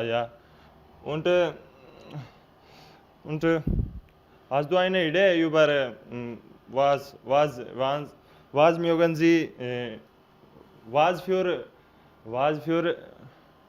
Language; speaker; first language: German; non-native, learner; Hindi